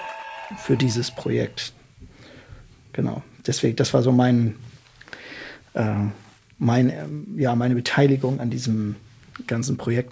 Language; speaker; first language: German; native; German